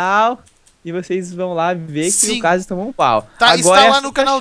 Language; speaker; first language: Portuguese; native; Portuguese